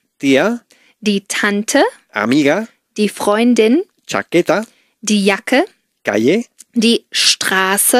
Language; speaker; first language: German; non-native, fluent; Spanish